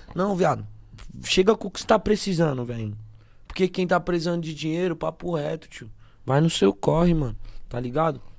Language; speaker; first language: Portuguese; native; Portuguese